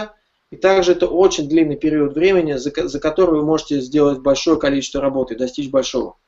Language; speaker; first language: Russian; native; Russian